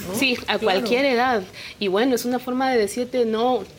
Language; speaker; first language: Spanish; non-native, local second language; Kaqchikel